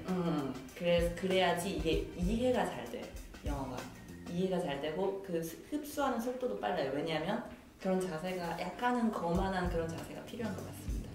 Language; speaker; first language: Korean; native; Korean